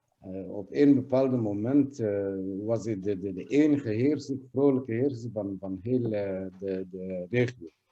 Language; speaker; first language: Dutch; non-native, fluent; Kurdish